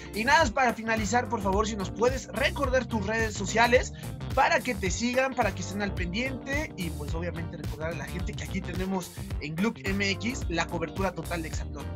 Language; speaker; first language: Spanish; native; Spanish